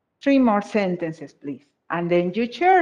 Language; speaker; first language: English; non-native, fluent; Spanish